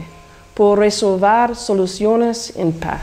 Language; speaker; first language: Spanish; non-native, learner; English